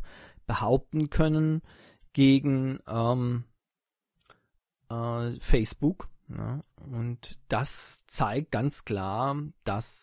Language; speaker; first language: German; native; German